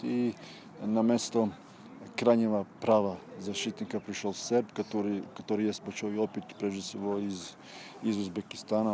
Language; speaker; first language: Russian; non-native, fluent; Serbian